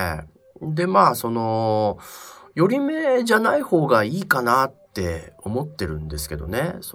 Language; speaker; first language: Japanese; native; Japanese